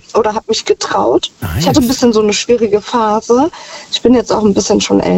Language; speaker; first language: German; native; German